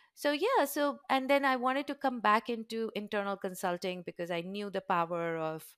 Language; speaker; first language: English; non-native, local second language; Hindi